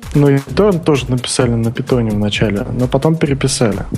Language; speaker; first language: Russian; native; Russian